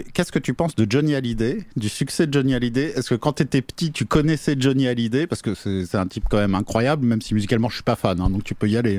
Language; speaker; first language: French; native; French